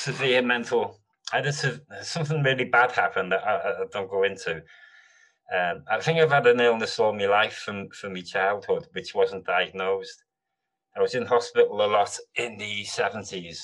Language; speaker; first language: English; native; English